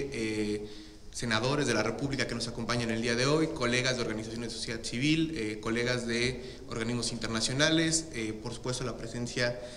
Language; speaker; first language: Spanish; native; Spanish